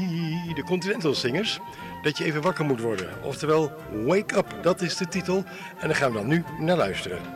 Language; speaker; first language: Dutch; native; Dutch